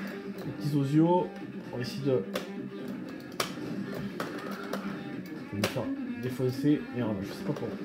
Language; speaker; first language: French; native; French